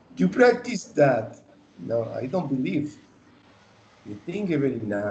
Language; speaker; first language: English; non-native, learner; Spanish